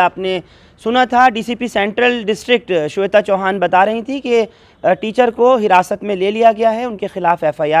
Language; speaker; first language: Hindi; native; Hindi